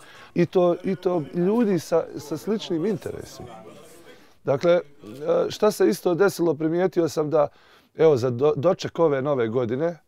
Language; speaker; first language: Bosnian; native; Bosnian